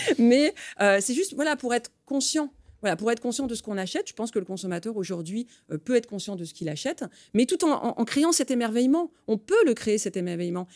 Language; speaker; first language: French; native; French